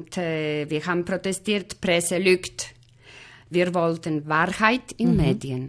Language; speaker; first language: German; non-native, fluent; Polish